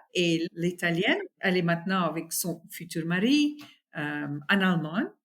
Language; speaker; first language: French; non-native, fluent; Afrikaans